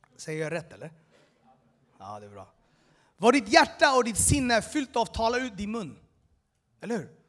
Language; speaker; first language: Swedish; early bilingual, other home language; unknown